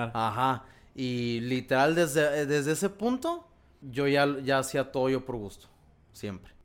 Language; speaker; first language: Spanish; native; Spanish